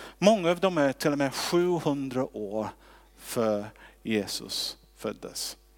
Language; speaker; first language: Swedish; non-native, fluent; English